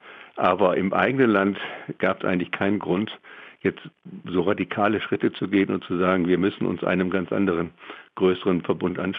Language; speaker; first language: German; native; German